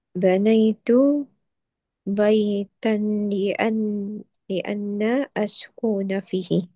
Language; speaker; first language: Arabic; non-native, learner; Malay